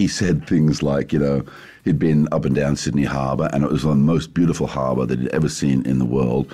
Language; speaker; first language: English; native; English